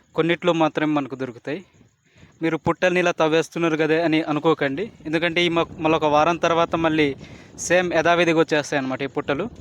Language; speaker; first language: Telugu; non-native, local second language; Koya